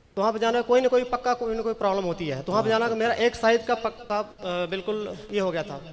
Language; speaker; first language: Hindi; native; Hindi